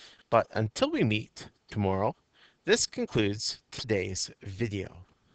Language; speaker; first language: English; native; English